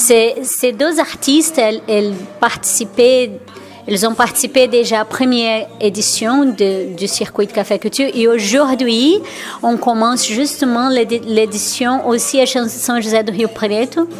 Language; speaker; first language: French; non-native, fluent; Portuguese